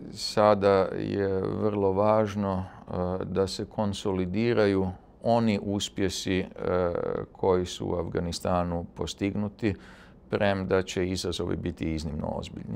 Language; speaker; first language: Serbian; native; Serbian